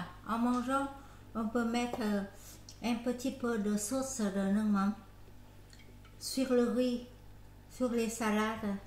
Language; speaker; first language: French; non-native, learner; Vietnamese